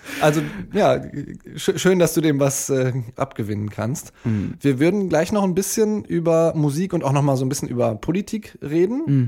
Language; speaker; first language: German; native; German